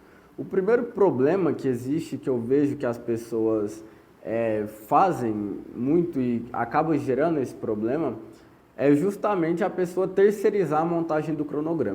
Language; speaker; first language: Portuguese; native; Portuguese